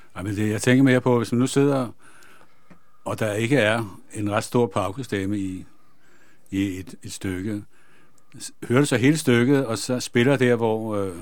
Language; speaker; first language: Danish; native; Danish